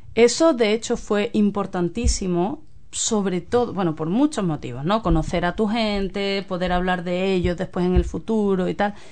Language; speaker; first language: Spanish; native; Spanish